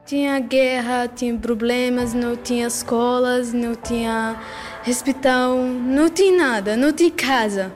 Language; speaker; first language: Portuguese; non-native, learner; Arabic